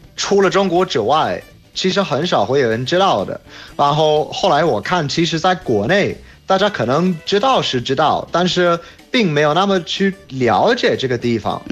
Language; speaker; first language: Chinese; non-native, fluent; English